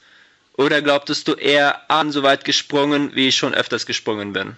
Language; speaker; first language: German; native; German